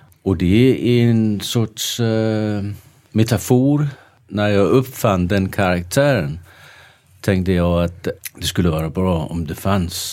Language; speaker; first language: Swedish; non-native, fluent; Danish